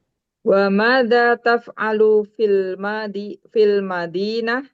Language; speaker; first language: Arabic; non-native, learner; Indonesian